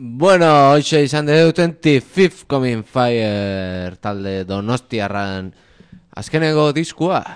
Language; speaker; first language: Basque; native; Basque